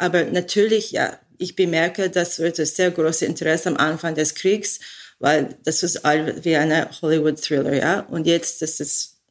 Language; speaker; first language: German; non-native, learner; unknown